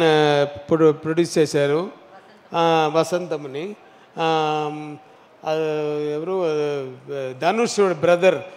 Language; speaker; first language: Telugu; non-native, learner; Tamil